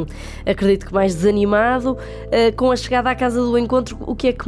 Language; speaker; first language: Portuguese; native; Portuguese